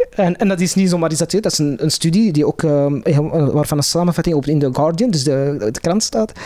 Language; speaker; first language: Dutch; non-native, local second language; Arabic